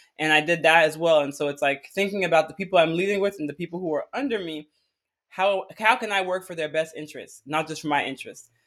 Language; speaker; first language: English; early bilingual, other home language; Akan